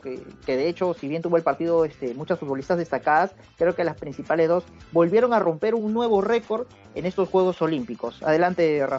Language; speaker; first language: Spanish; native; Spanish